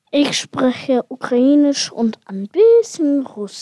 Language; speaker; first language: German; non-native, learner; Ukrainian